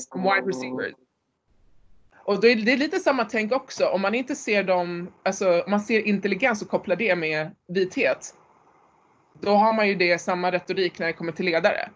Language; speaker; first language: Swedish; native; Swedish